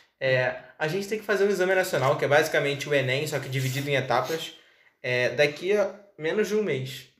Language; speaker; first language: Portuguese; native; Portuguese